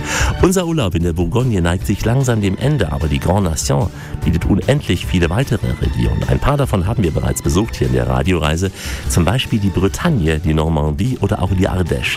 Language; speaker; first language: German; native; German